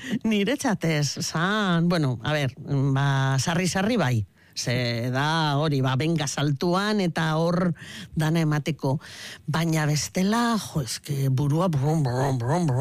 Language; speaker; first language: Basque; native; Basque